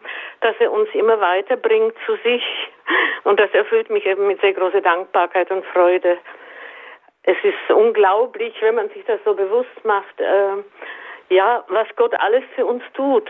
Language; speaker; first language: German; native; German